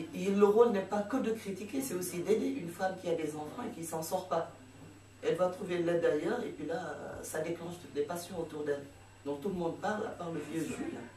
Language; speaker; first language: French; non-native, local second language; Fula